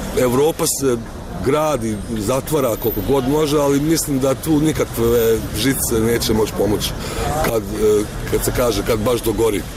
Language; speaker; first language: Croatian; native; Croatian